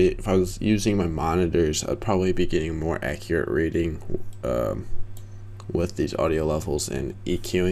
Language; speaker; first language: English; native; English